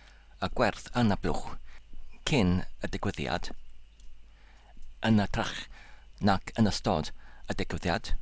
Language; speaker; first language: Welsh; non-native, local second language; English